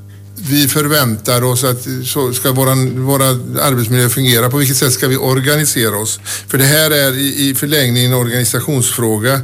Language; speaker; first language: Swedish; native; Swedish